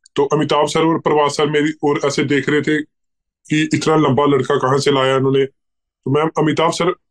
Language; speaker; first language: Hindi; native; Hindi